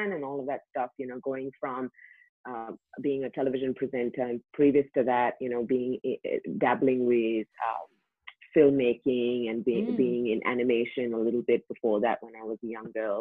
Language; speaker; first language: English; native; English